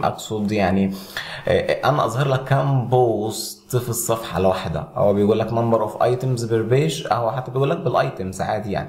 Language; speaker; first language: Arabic; native; Arabic